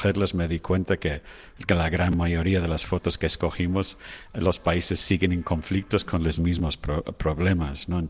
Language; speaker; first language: Spanish; non-native, fluent; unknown